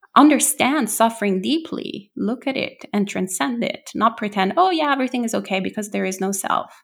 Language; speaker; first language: English; non-native, fluent; Italian